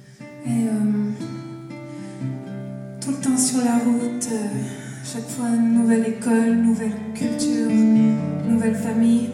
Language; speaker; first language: French; early bilingual, other home language; English